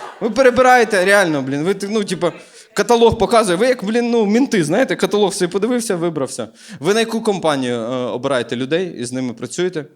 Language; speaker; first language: Ukrainian; native; Ukrainian